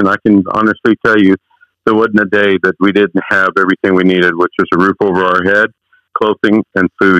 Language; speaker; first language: English; early bilingual, other home language; Spanish